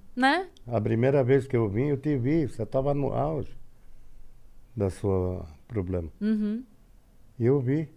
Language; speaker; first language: Portuguese; non-native, learner; Arabic